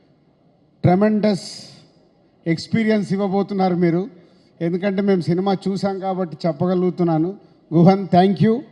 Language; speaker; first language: Telugu; native; Telugu